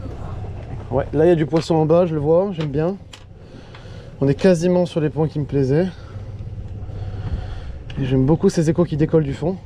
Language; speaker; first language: French; native; French